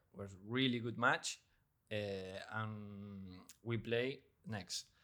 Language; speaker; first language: English; non-native, learner; Spanish